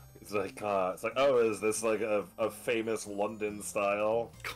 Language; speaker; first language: English; native; English